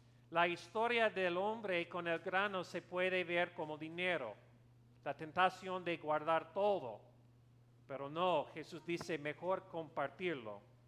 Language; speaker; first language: Spanish; non-native, learner; English